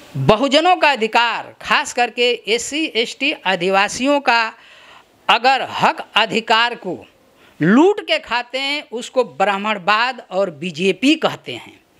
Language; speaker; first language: Hindi; native; Hindi